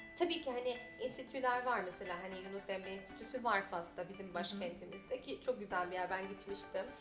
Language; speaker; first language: Turkish; non-native, fluent; Arabic